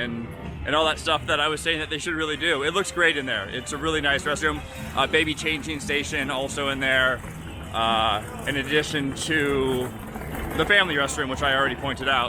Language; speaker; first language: English; native; English